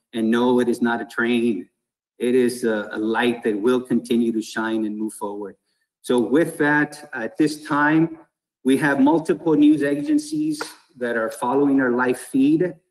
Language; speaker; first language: English; early bilingual, other home language; Spanish